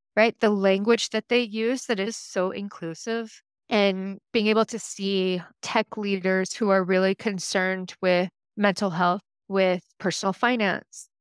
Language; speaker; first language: English; native; English